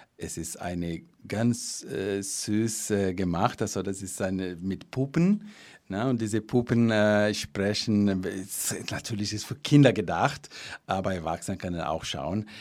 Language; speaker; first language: German; non-native, fluent; Portuguese